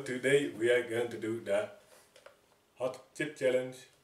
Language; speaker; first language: English; non-native, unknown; Dutch